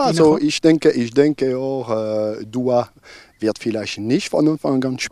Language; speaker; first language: German; non-native, local second language; French